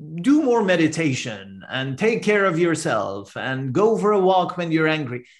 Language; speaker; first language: English; non-native, fluent; Persian